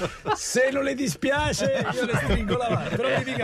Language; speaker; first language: Italian; native; Italian